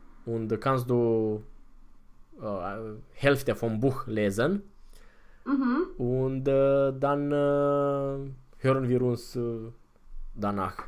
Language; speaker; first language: German; non-native, fluent; Romanian